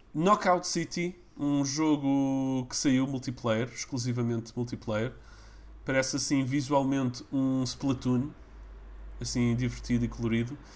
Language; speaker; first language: Portuguese; early bilingual, other home language; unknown